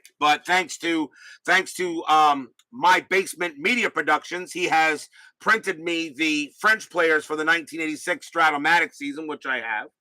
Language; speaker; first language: English; native; English